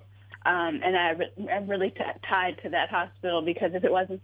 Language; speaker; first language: English; native; English